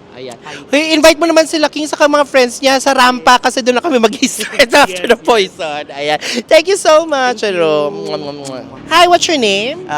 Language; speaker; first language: Filipino; native; Filipino